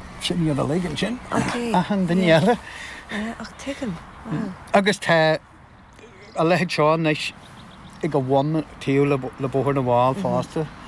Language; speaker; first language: Irish; non-native, local second language; English